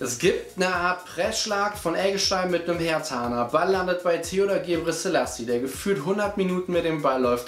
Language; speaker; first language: German; native; German